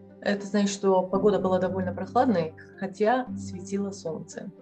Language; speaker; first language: Russian; non-native, fluent; Serbian